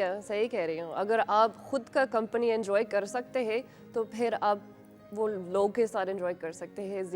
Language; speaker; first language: Hindi; non-native, learner; English